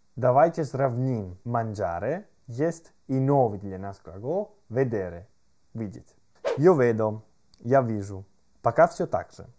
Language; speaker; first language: Russian; non-native, fluent; Italian